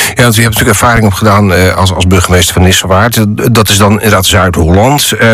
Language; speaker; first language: Dutch; non-native, local second language; Western Frisian